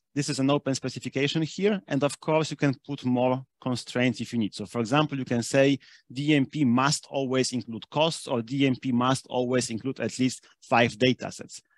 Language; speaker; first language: English; non-native, fluent; German